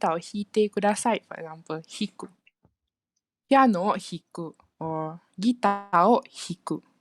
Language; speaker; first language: Japanese; non-native, fluent; Malay